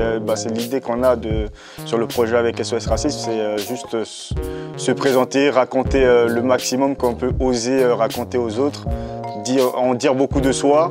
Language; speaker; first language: French; native; French